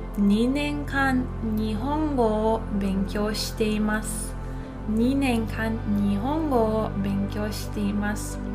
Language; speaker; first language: Japanese; non-native, fluent; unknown